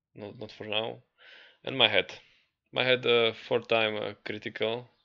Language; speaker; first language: English; non-native, learner; Slovak